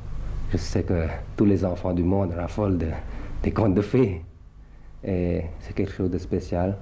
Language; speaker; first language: French; early bilingual, other home language; Thai